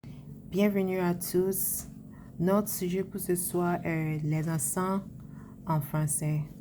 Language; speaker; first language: French; non-native, fluent; English